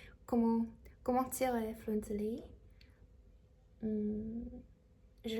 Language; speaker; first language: French; non-native, learner; Chinese